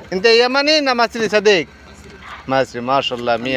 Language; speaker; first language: Arabic; non-native, learner; Bangla